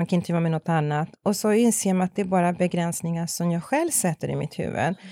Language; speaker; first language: Swedish; early bilingual, other home language; Spanish